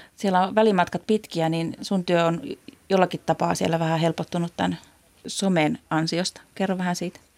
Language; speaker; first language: Finnish; native; Finnish